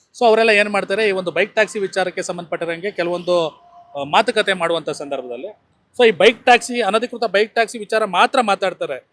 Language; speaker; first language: Kannada; native; Kannada